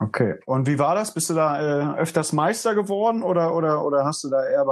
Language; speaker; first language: German; native; German